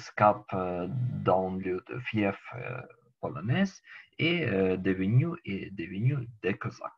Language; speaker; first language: French; non-native, learner; Ukrainian